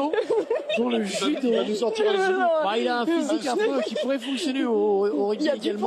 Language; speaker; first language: French; native; French